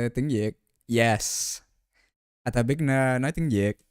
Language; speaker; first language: Vietnamese; early bilingual, heritage; Vietnamese